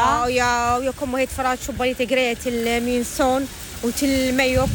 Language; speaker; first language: Swedish; non-native, learner; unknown